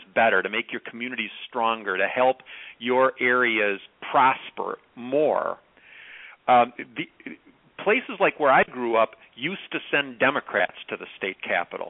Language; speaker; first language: English; native; English